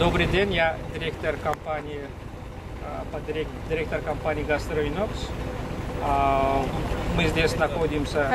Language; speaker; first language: Russian; non-native, fluent; Turkish